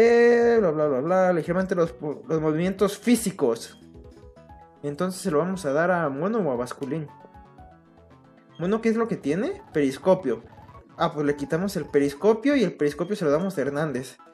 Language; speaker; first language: Spanish; native; Spanish